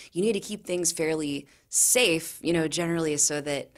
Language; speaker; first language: English; native; English